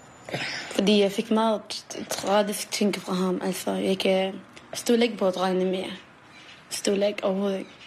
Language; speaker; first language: Danish; non-native, learner; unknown